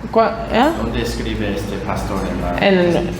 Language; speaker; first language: Spanish; non-native, learner; Korean